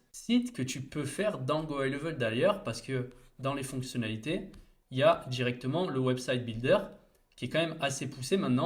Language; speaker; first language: French; native; French